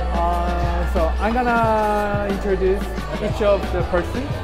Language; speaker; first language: English; non-native, learner; Korean